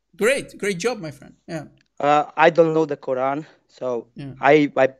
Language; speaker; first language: English; non-native, fluent; Romanian